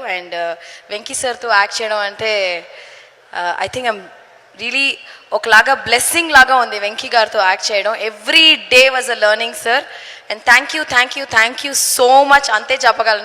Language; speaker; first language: Telugu; non-native, local second language; Tamil